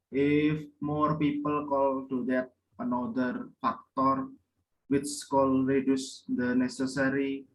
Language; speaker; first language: English; non-native, learner; Indonesian